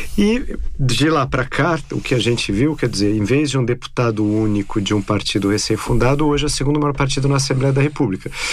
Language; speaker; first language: Portuguese; native; Portuguese